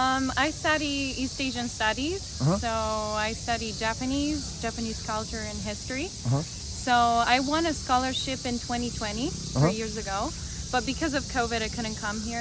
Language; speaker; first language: English; non-native, fluent; Italian